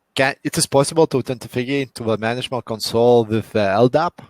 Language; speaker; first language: English; non-native, fluent; Lithuanian